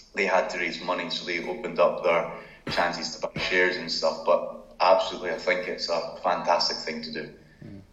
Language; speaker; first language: English; native; English